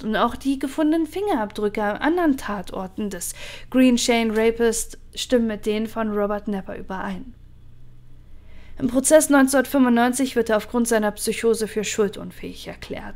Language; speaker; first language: German; native; German